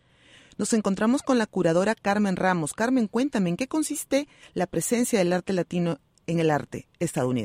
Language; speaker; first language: Spanish; native; Spanish